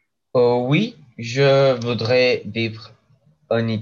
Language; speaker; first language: French; non-native, learner; Spanish